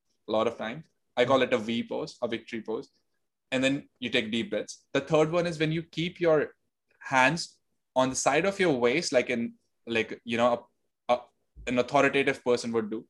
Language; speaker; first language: English; non-native, local second language; Hindi